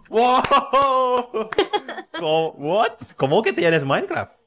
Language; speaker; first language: Spanish; non-native, fluent; Indonesian